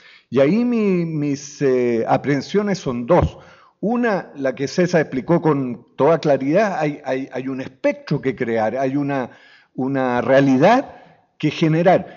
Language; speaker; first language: Spanish; native; Spanish